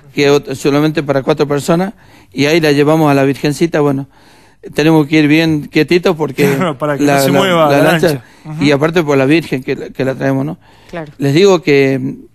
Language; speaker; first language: Spanish; native; Spanish